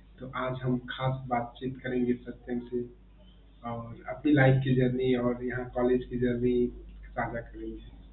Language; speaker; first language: Hindi; native; Hindi